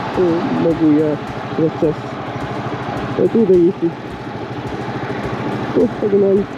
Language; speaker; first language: Russian; non-native, learner; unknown